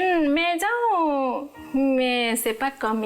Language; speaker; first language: French; non-native, learner; Nepali